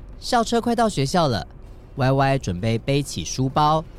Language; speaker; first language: Chinese; native; Chinese